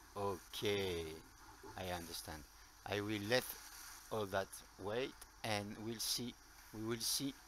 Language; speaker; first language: English; non-native, learner; French